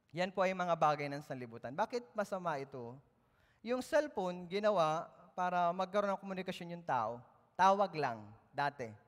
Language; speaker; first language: Filipino; native; Filipino